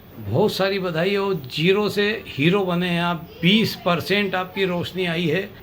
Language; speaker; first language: Hindi; native; Hindi